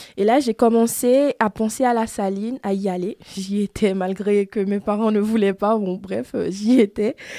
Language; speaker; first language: French; non-native, local second language; Haitian Creole